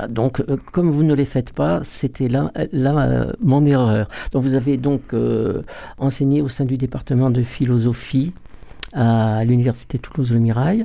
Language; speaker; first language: French; native; French